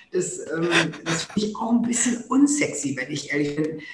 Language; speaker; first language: German; non-native, local second language; Low German